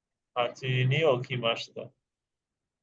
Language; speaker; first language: Japanese; non-native, fluent; Bangla